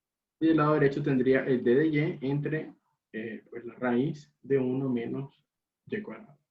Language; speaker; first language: Spanish; native; Spanish